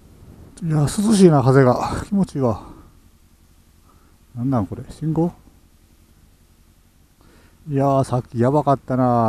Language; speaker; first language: Japanese; native; Japanese